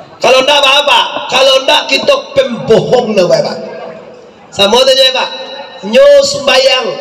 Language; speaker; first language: Malay; non-native, local second language; Minangkabau